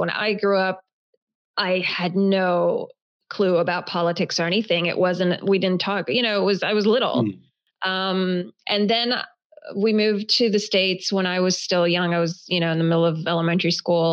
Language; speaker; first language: English; early bilingual, other home language; Hebrew